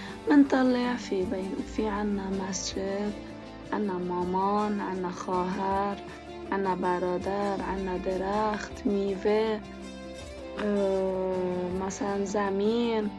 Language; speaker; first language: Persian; non-native, fluent; Arabic